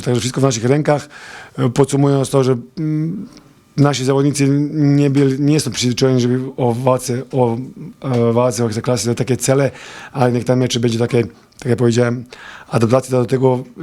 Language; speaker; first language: Polish; non-native, fluent; Serbian